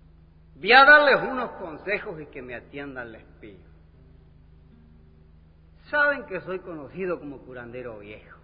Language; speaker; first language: Spanish; native; Spanish